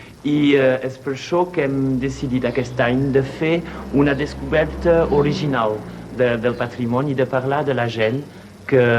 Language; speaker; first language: Catalan; non-native, local second language; French